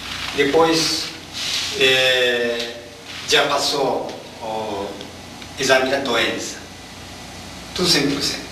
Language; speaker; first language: Portuguese; non-native, learner; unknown